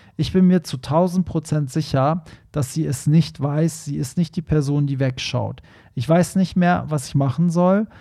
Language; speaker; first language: German; non-native, fluent; Persian